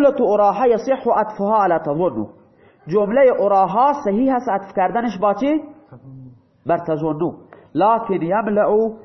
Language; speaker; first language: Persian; non-native, local second language; Baluchi